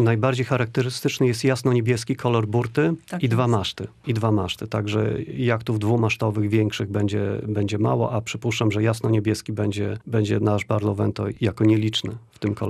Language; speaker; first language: Polish; native; Polish